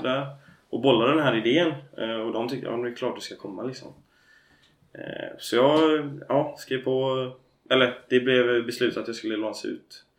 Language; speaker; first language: Swedish; native; Swedish